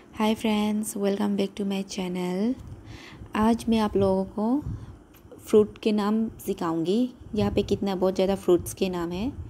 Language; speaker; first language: Hindi; non-native, local second language; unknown